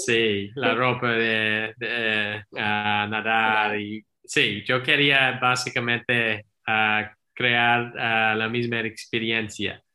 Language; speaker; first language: Spanish; non-native, learner; English